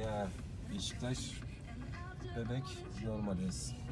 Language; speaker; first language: English; non-native, learner; Turkish